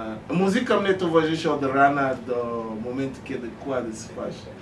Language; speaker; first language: Polish; non-native, fluent; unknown